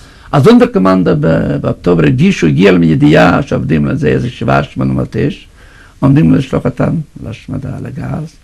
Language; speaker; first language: Hebrew; non-native, fluent; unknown